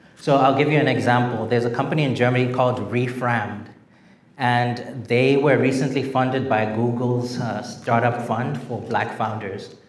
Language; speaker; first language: English; non-native, local second language; Shona